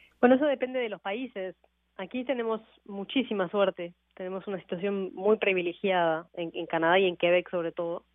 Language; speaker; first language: Spanish; native; Spanish